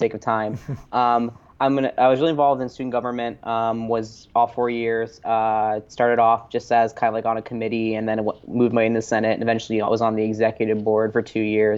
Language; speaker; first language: English; native; English